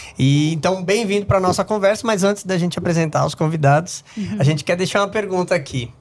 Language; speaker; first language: Portuguese; native; Portuguese